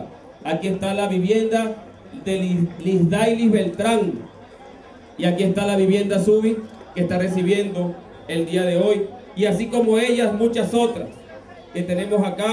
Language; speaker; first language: Spanish; native; Spanish